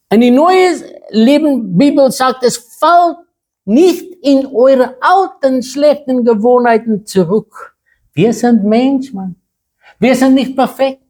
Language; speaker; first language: German; non-native, fluent; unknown